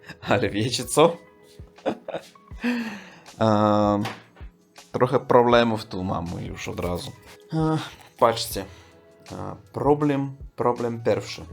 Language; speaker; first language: Polish; non-native, learner; Russian